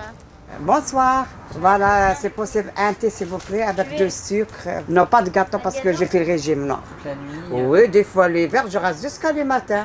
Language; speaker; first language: French; non-native, learner; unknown